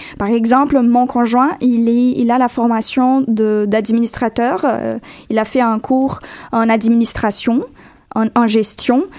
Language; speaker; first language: French; non-native, fluent; Portuguese